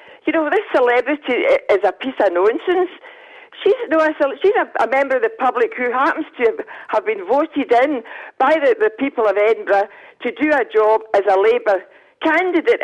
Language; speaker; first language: English; native; English